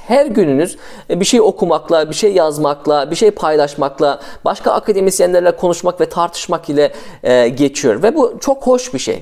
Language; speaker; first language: Turkish; early bilingual, heritage; Turkish